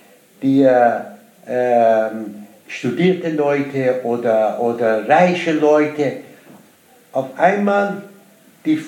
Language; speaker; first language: German; non-native, learner; Persian